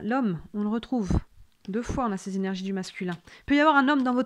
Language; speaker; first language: French; native; French